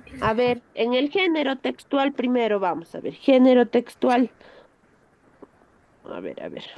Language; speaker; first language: Spanish; native; Spanish